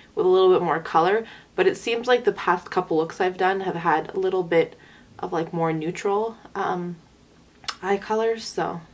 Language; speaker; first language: English; early bilingual, other home language; Arabic